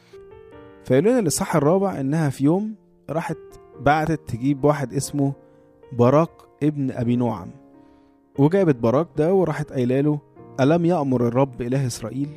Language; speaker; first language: Arabic; native; Arabic